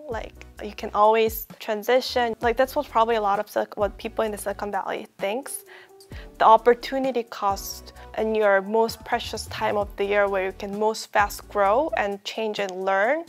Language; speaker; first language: English; non-native, fluent; Korean